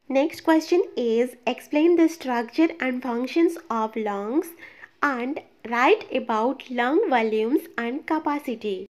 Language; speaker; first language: Hindi; non-native, local second language; Bangla